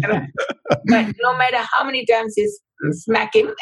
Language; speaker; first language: English; non-native, local second language; Tamil